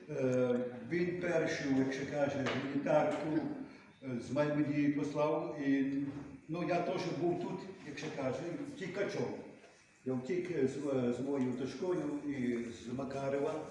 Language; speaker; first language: Ukrainian; early bilingual, heritage; Ukrainian